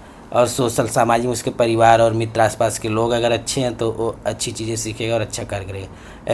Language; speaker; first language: Hindi; native; Hindi